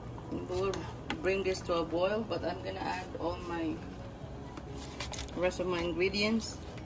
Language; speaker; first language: English; non-native, local second language; Filipino